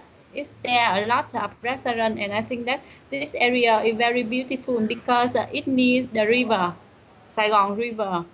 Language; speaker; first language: English; non-native, learner; Vietnamese